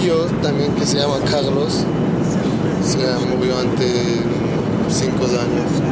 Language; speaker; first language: Spanish; early bilingual, heritage; Hebrew